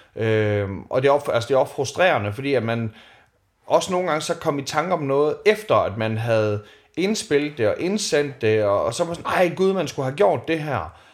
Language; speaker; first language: Danish; native; Danish